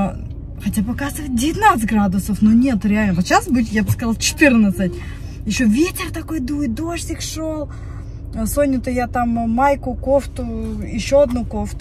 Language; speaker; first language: Russian; native; Russian